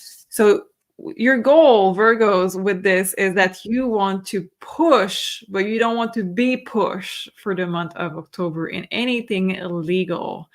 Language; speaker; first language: English; non-native, fluent; French